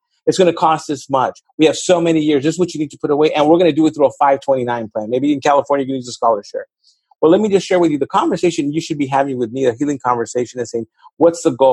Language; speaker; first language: English; native; English